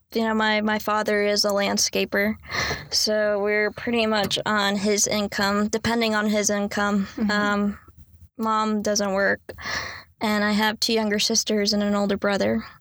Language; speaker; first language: English; native; English